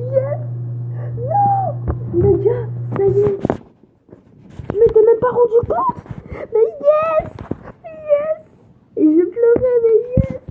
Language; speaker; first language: French; native; French